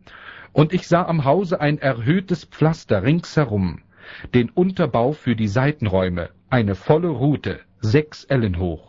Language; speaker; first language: German; native; German